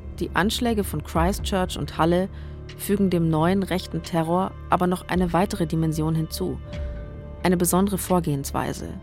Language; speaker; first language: German; native; German